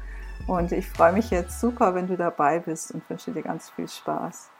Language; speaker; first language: German; native; German